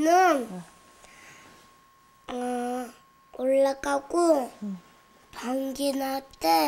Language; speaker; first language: Korean; early bilingual, heritage; Korean